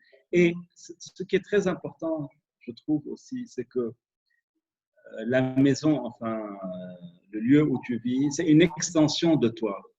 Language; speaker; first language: French; non-native, local second language; Arabic